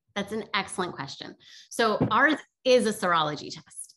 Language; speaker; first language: English; native; English